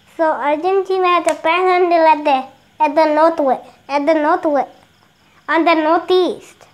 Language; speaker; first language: English; non-native, local second language; Bangla